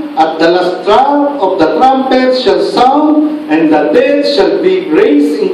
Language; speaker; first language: English; non-native, local second language; Filipino